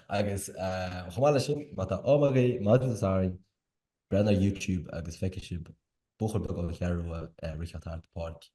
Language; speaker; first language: Irish; native; Irish